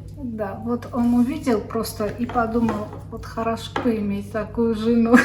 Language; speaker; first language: Russian; non-native, local second language; Armenian